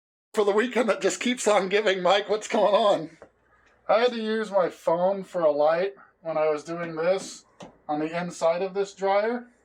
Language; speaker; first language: English; native; English